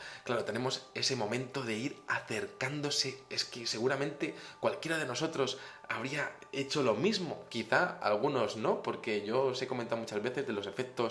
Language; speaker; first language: Spanish; native; Spanish